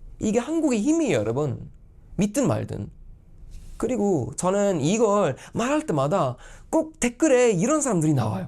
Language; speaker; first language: Korean; non-native, fluent; Swedish